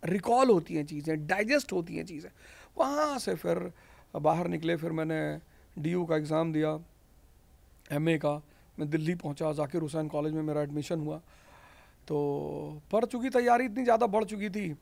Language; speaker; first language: Hindi; native; Hindi